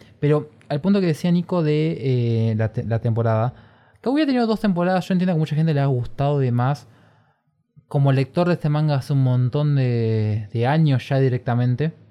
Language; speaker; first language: Spanish; native; Spanish